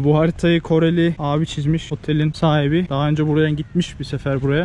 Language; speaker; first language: Turkish; native; Turkish